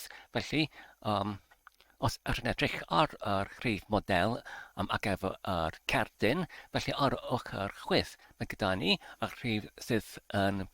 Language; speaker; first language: Welsh; non-native, learner; English